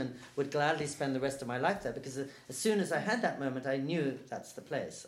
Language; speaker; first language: English; native; English